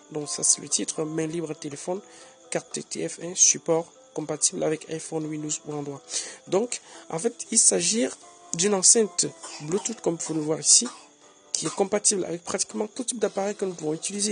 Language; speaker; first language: French; native; French